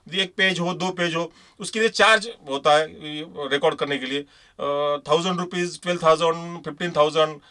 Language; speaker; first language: Hindi; non-native, local second language; Marathi